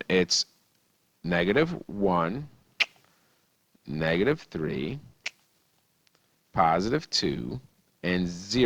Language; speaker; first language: English; native; English